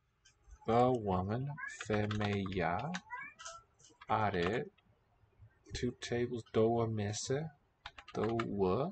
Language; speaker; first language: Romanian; non-native, learner; English